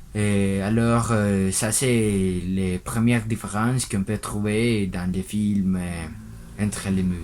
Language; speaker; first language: French; non-native, learner; Spanish